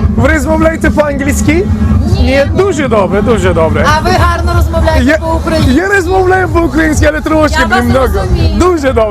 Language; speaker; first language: Ukrainian; non-native, learner; Turkish